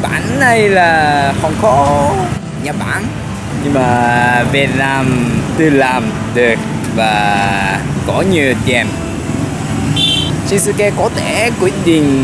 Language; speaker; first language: Vietnamese; non-native, learner; Japanese